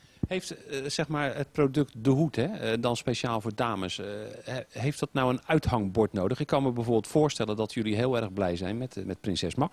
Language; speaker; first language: Dutch; native; Dutch